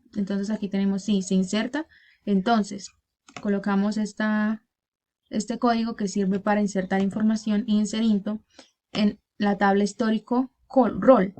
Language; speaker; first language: Spanish; native; Spanish